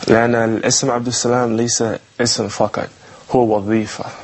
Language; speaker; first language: Arabic; non-native, learner; English